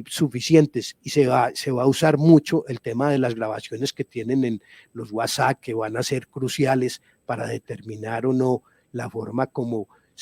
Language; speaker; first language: Spanish; native; Spanish